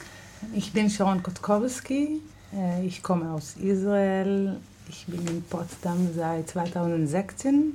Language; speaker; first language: German; non-native, fluent; Hebrew